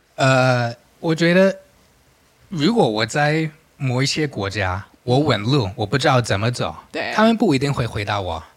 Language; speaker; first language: Chinese; non-native, fluent; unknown